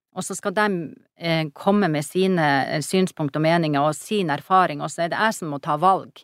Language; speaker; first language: Norwegian; native; Norwegian